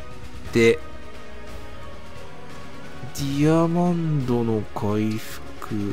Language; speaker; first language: Japanese; native; Japanese